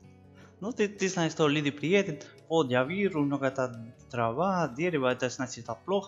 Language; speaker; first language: Russian; non-native, learner; Spanish